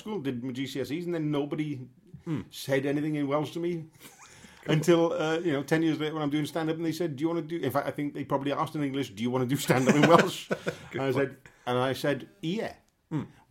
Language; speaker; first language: English; native; English